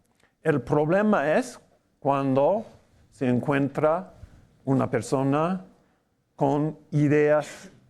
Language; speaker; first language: Spanish; non-native, fluent; English